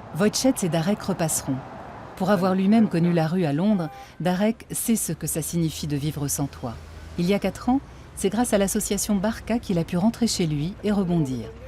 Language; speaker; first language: French; native; French